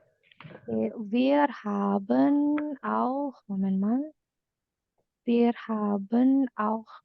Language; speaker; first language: German; non-native, fluent; Indonesian